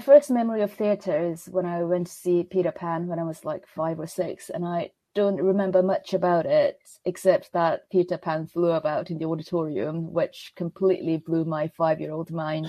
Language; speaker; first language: English; non-native, fluent; Korean